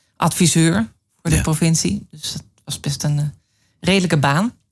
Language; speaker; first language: Dutch; native; Dutch